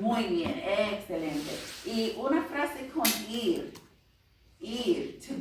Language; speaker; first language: Spanish; non-native, fluent; English